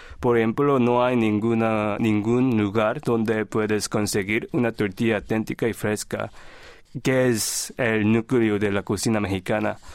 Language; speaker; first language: Spanish; non-native, fluent; Korean